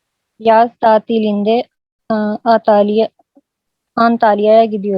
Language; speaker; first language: Turkish; non-native, learner; Urdu